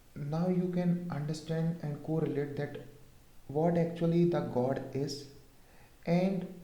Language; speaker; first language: English; non-native, local second language; Hindi